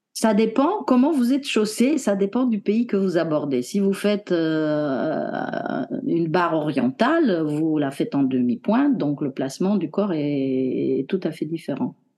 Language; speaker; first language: French; non-native, fluent; Romanian